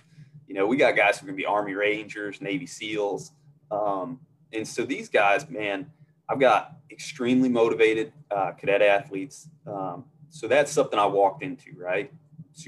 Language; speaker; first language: English; native; English